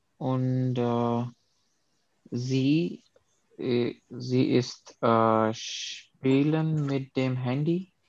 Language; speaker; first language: German; non-native, learner; Urdu